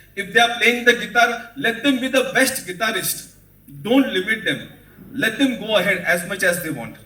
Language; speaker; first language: English; non-native, local second language; Marathi